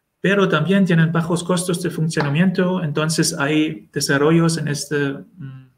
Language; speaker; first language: Spanish; non-native, learner; German